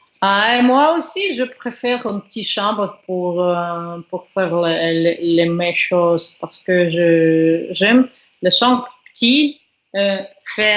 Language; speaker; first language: French; non-native, learner; Russian